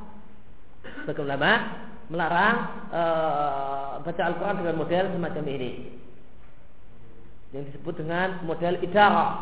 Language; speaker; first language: Indonesian; native; Indonesian